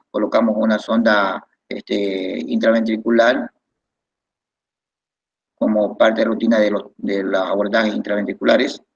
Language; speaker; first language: Spanish; native; Spanish